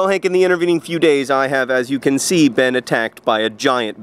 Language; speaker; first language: English; native; English